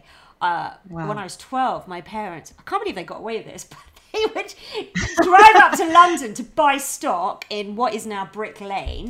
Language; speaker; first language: English; native; English